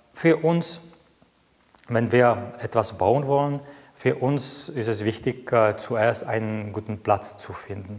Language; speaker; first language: German; non-native, fluent; Czech